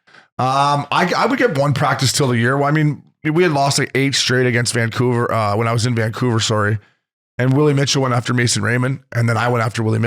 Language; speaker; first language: English; native; English